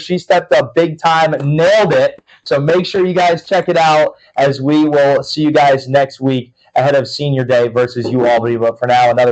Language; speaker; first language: English; native; English